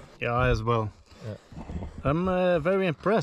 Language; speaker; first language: English; non-native, fluent; Swedish